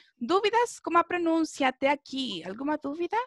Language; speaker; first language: Portuguese; non-native, fluent; Spanish